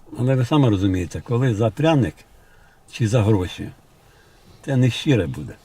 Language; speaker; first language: Ukrainian; non-native, local second language; Russian